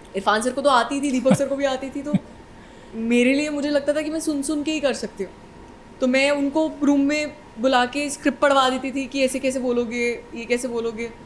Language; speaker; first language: Hindi; native; Hindi